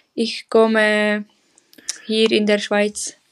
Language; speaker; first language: German; non-native, learner; Czech